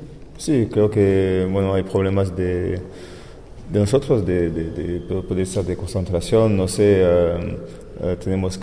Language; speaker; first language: Spanish; non-native, fluent; French